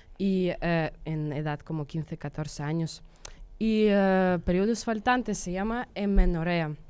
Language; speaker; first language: Spanish; non-native, fluent; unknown